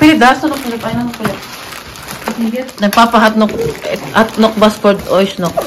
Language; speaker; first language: German; non-native, learner; Cebuano